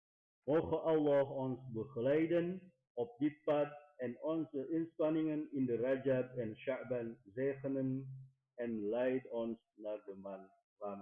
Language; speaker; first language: Dutch; non-native, fluent; Indonesian